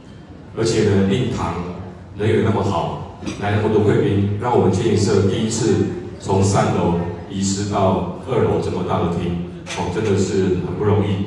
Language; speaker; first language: Chinese; native; Chinese